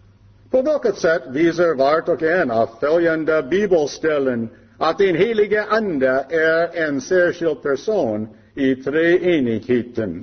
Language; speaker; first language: Swedish; non-native, learner; English